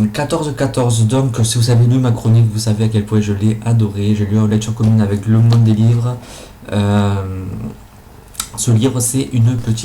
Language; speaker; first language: French; native; French